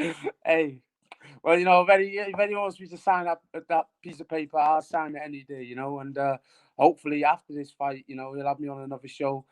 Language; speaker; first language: English; native; English